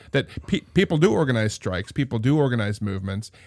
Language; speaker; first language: English; native; English